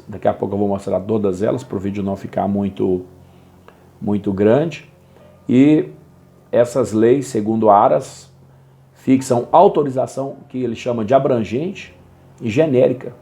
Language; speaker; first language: Portuguese; native; Portuguese